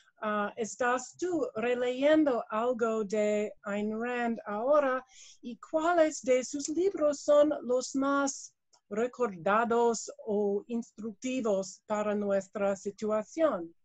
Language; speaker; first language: Spanish; non-native, learner; English